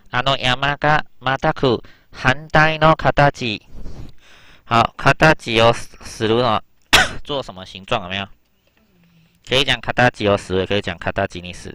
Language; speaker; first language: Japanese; non-native, fluent; Chinese